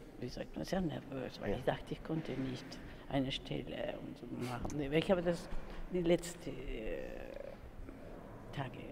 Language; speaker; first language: German; non-native, learner; Spanish